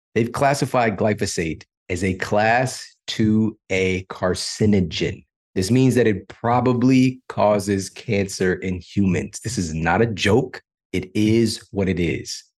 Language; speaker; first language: English; native; English